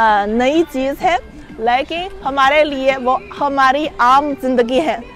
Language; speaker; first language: Hindi; non-native, fluent; Chinese